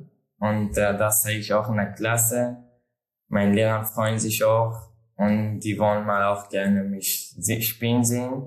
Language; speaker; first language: German; non-native, learner; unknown